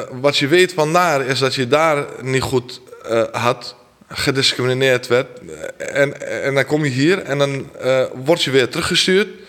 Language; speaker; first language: Dutch; early bilingual, other home language; Armenian